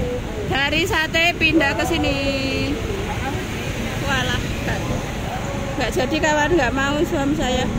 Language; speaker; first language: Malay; non-native, local second language; Javanese